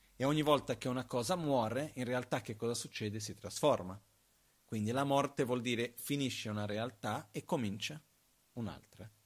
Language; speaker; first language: Italian; non-native, fluent; Portuguese